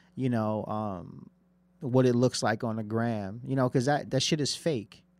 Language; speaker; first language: English; native; English